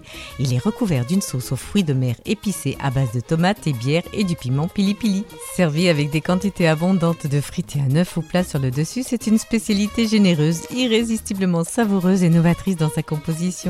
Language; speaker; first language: French; native; French